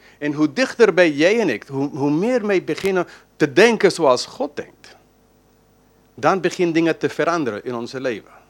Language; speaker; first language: Dutch; non-native, fluent; English